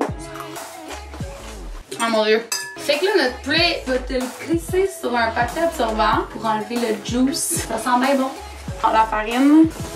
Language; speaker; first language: French; native; French